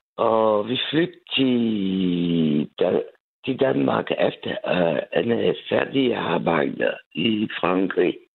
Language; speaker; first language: Danish; non-native, fluent; French